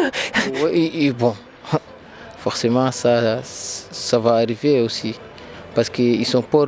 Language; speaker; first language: French; non-native, learner; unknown